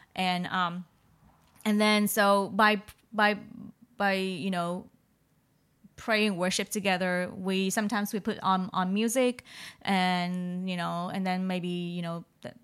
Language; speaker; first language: English; non-native, fluent; Vietnamese